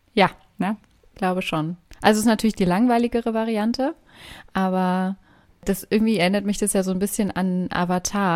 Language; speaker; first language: German; native; German